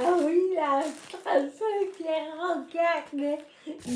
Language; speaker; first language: French; non-native, learner; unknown